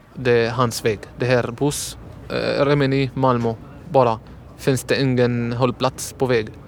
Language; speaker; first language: Swedish; non-native, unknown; Arabic